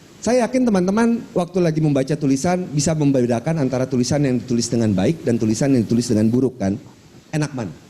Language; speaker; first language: Indonesian; non-native, local second language; Minangkabau